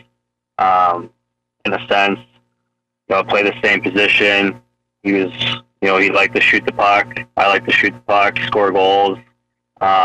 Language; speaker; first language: English; native; English